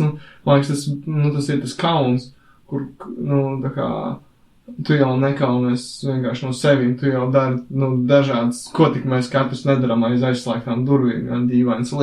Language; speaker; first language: Latvian; native; Latvian